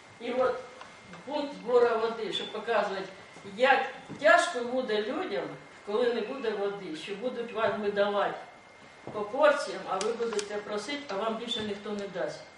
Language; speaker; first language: Ukrainian; native; Ukrainian